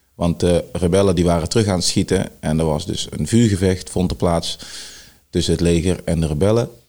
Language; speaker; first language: Dutch; early bilingual, other home language; Sranan Tongo